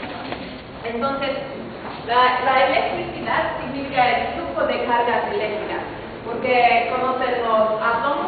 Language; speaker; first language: Spanish; non-native, fluent; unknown